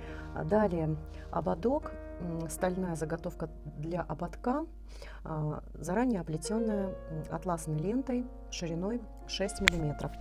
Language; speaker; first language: Russian; native; Russian